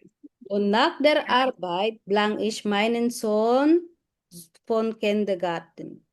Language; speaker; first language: German; non-native, fluent; Filipino